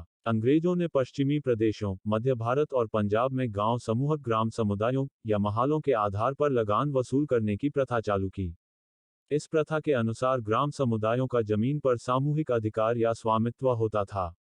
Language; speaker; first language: Hindi; native; Hindi